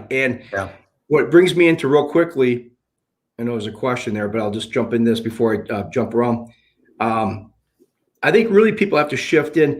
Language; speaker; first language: English; native; English